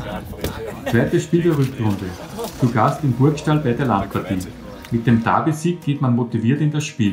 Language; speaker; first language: German; native; German